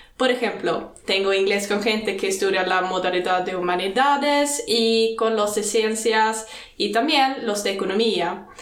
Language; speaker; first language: Spanish; non-native, fluent; Swedish